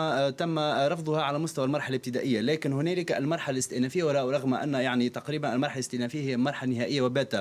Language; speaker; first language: Arabic; native; Arabic